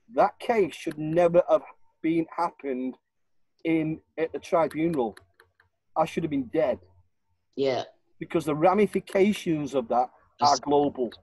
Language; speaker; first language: English; native; English